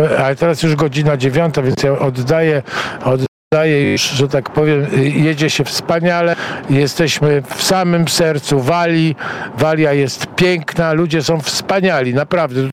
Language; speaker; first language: Polish; native; Polish